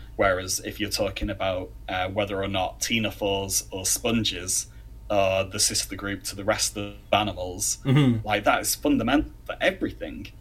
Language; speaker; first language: English; native; English